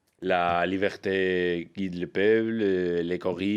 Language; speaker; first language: French; non-native, learner; Spanish